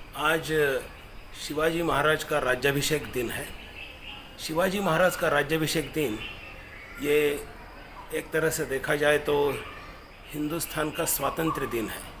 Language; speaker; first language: Hindi; non-native, local second language; Marathi